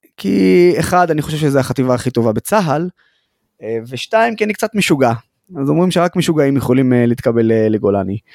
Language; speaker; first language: Hebrew; non-native, local second language; Arabic